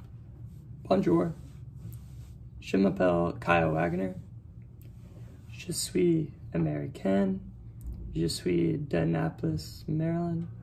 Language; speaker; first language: French; non-native, learner; English